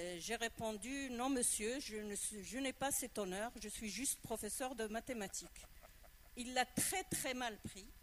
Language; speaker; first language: French; non-native, local second language; Arabic